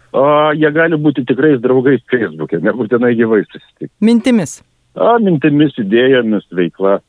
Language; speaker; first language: Lithuanian; native; Lithuanian